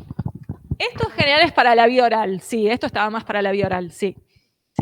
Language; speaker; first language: Spanish; native; Spanish